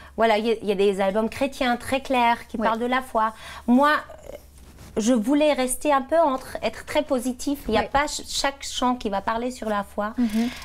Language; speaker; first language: French; non-native, fluent; German